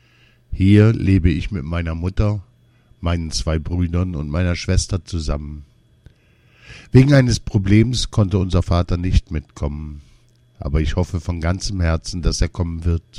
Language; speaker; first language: German; non-native, learner; Kurdish